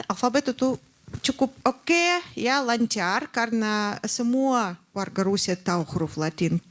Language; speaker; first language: Indonesian; non-native, fluent; Russian